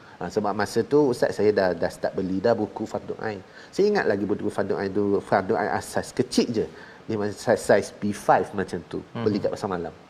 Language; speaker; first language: Malay; non-native, local second language; Chinese